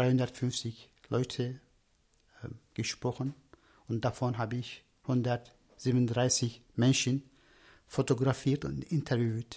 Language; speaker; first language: German; non-native, learner; Turkish